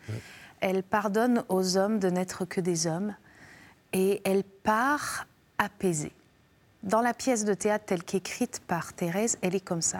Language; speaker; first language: French; native; French